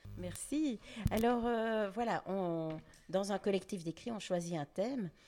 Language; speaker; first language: French; native; French